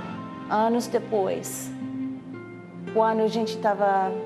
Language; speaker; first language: Portuguese; non-native, learner; English